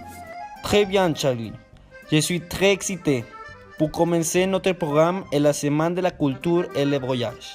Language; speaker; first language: French; non-native, learner; Spanish